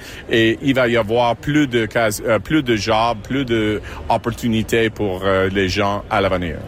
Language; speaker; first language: French; non-native, local second language; English